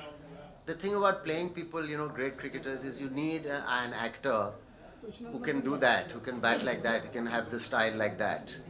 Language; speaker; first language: English; non-native, local second language; Hindi